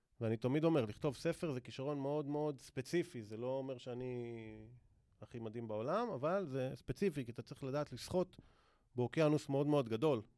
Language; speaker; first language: Hebrew; native; Hebrew